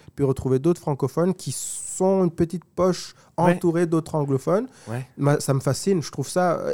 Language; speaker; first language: French; non-native, local second language; Kinyarwanda